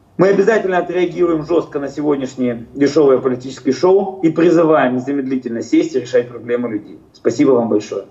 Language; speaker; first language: Russian; native; Russian